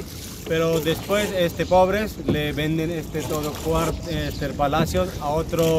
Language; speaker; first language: Spanish; non-native, learner; Hindi